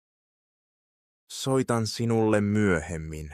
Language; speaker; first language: Finnish; non-native, fluent; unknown